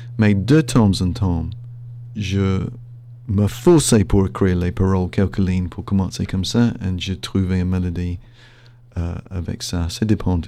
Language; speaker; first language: French; non-native, fluent; English